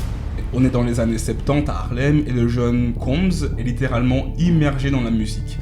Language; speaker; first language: French; native; French